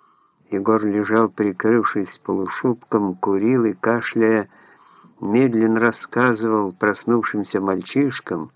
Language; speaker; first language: Russian; native; Russian